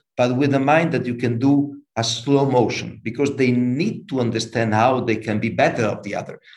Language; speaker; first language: English; non-native, fluent; Italian